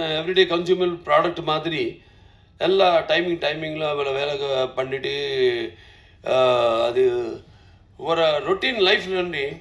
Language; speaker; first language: Tamil; non-native, local second language; Telugu